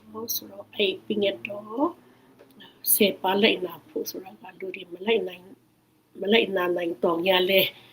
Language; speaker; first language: Burmese; non-native, local second language; Hakha Chin